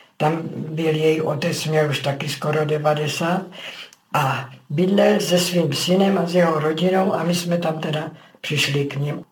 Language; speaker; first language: Czech; native; Czech